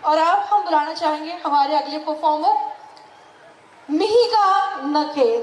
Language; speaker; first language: Hindi; non-native, local second language; Marathi